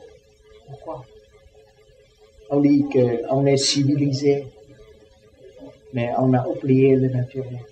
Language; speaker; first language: French; non-native, learner; Vietnamese